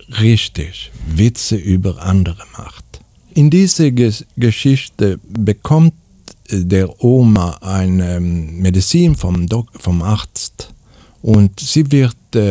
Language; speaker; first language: German; non-native, learner; Swedish